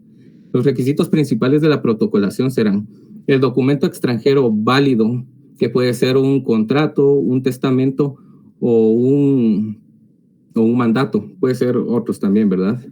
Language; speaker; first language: Spanish; native; Spanish